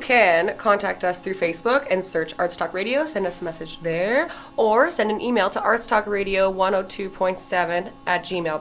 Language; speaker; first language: English; native; English